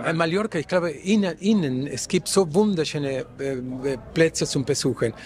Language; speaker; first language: German; non-native, fluent; Spanish